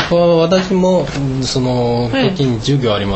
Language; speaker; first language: Japanese; non-native, learner; Chinese